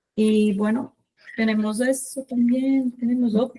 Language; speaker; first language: Spanish; non-native, fluent; Portuguese